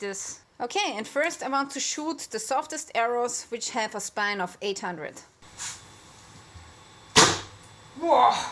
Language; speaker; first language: English; non-native, fluent; German